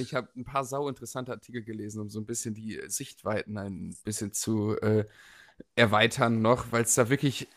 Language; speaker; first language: German; native; German